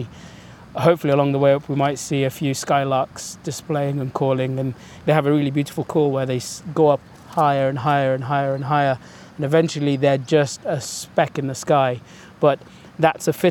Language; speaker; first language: English; early bilingual, other home language; Arabic